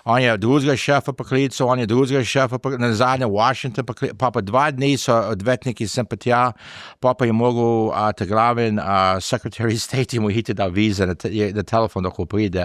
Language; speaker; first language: Slovenian; early bilingual, heritage; English